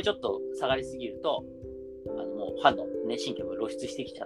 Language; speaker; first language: Japanese; native; Japanese